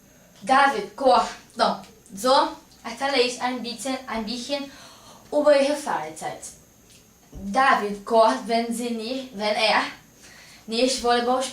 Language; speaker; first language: German; non-native, learner; Portuguese